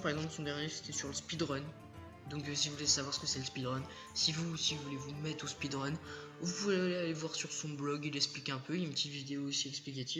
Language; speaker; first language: French; native; French